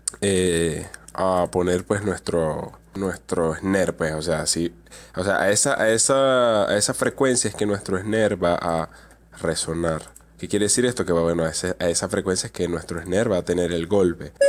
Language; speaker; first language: Spanish; native; Spanish